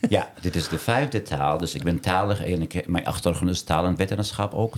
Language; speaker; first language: Dutch; non-native, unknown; Arabic